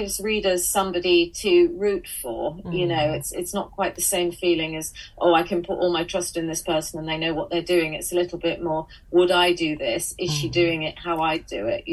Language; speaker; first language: English; native; English